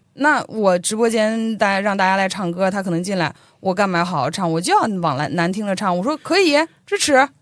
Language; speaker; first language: Chinese; native; Chinese